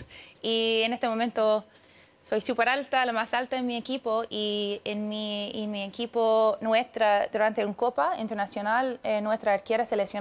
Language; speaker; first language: Spanish; early bilingual, heritage; English